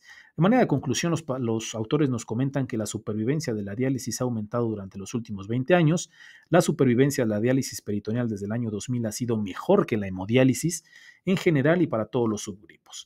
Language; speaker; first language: Spanish; native; Spanish